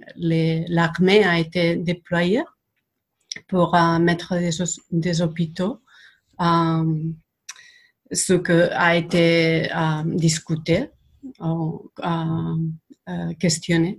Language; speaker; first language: French; non-native, fluent; Spanish